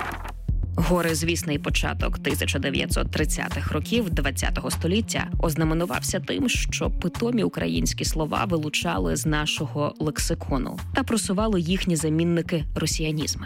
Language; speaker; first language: Ukrainian; native; Ukrainian